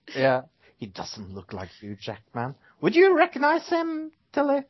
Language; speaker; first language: English; non-native, fluent; Norwegian